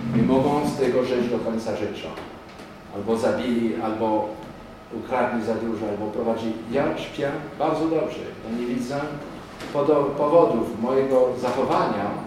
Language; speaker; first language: Polish; non-native, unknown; French